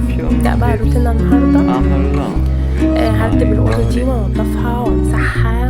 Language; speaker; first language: Arabic; native; Arabic